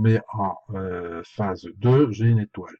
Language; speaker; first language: French; native; French